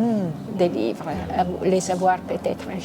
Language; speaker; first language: French; non-native, local second language; Italian